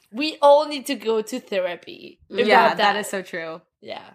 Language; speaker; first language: English; non-native, fluent; French